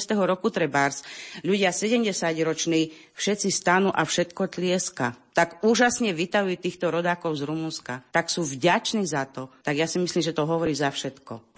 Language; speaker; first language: Slovak; early bilingual, heritage; Slovak